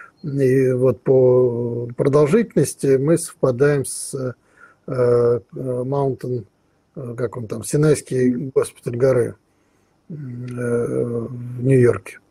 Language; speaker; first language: Russian; native; Russian